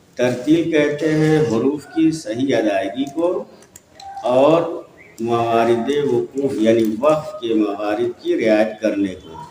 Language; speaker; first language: Urdu; native; Urdu